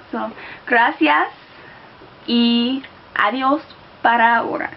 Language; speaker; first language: Spanish; non-native, learner; English